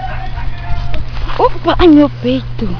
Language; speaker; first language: Portuguese; native; Portuguese